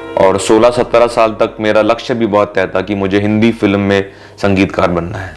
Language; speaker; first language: Hindi; native; Hindi